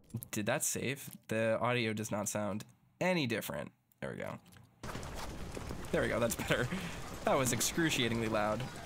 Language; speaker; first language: English; native; English